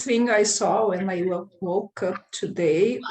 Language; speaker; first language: English; non-native, learner; Portuguese